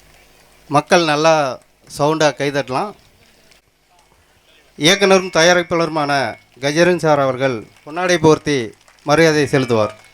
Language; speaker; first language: Tamil; native; Tamil